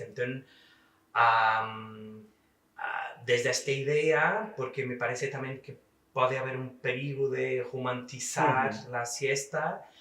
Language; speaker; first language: Spanish; non-native, fluent; Portuguese